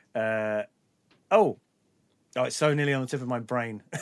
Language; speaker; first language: English; native; English